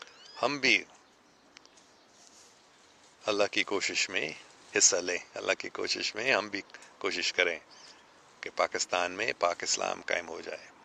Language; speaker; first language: Hindi; non-native, fluent; English